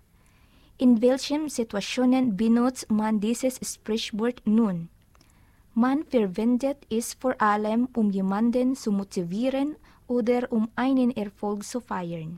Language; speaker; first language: German; non-native, learner; Filipino